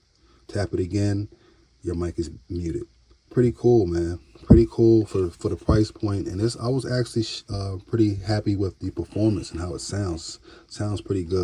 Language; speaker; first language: English; native; English